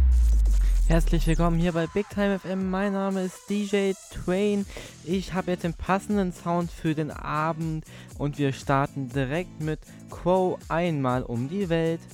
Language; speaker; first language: German; native; German